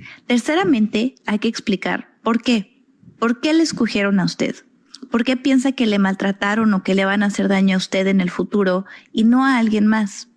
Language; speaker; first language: Spanish; native; Spanish